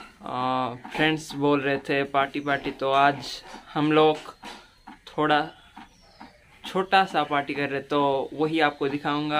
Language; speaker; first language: Hindi; non-native, local second language; Odia